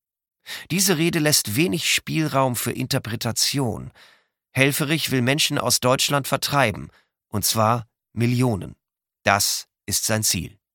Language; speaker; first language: German; native; German